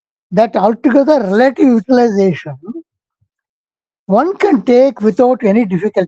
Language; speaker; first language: English; non-native, local second language; Tamil